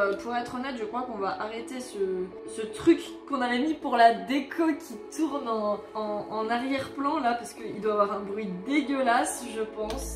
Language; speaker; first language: French; native; French